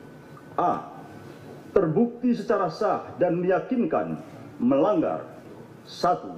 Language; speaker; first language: Indonesian; native; Indonesian